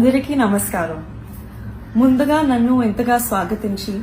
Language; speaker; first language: Telugu; non-native, learner; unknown